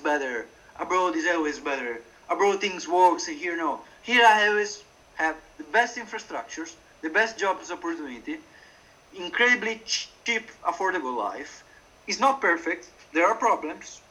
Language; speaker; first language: English; non-native, fluent; Italian